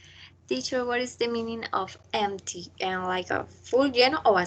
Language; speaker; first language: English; non-native, learner; Spanish